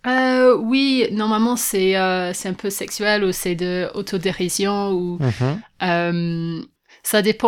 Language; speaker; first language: French; non-native, fluent; English